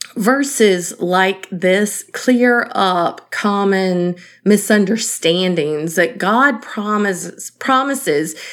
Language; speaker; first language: English; native; English